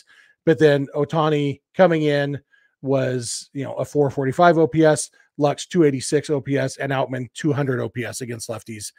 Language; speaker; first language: English; native; English